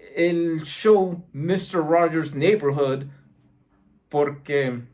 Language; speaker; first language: Spanish; early bilingual, heritage; Spanish